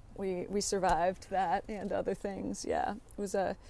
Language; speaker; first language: English; native; English